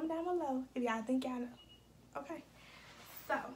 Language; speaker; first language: English; native; English